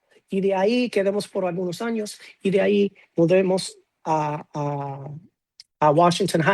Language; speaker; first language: Spanish; non-native, fluent; English